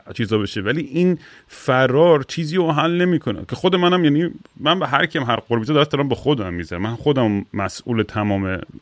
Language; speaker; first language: Persian; early bilingual, heritage; Persian